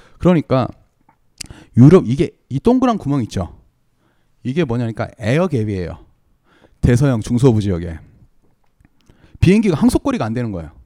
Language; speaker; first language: Korean; native; Korean